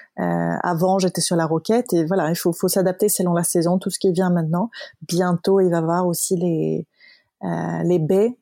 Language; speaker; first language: French; non-native, fluent; Swedish